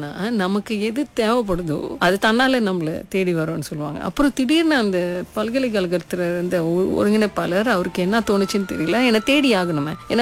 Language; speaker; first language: Tamil; early bilingual, heritage; Tamil